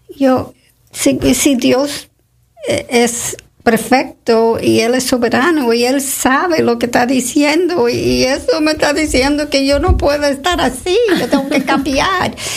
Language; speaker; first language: Spanish; non-native, fluent; English